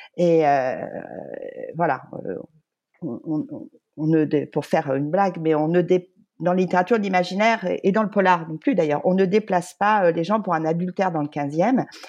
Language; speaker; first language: French; native; French